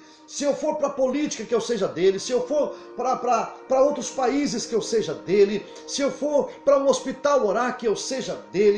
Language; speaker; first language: Portuguese; native; Portuguese